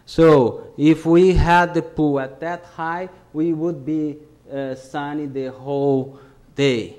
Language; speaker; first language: English; non-native, fluent; Portuguese